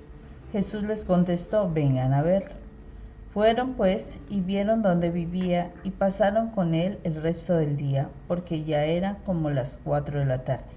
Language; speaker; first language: Spanish; native; Spanish